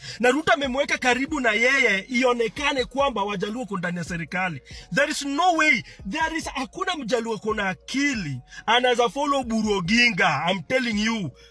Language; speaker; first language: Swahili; non-native, local second language; Luo (Kenya and Tanzania)